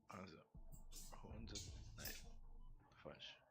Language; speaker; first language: German; native; German